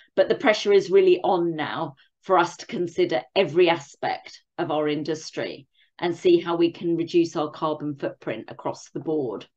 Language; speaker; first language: English; native; English